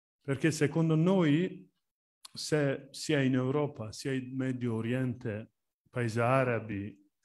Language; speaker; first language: Italian; non-native, learner; Turkish